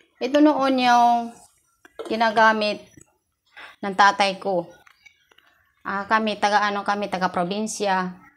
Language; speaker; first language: Filipino; non-native, local second language; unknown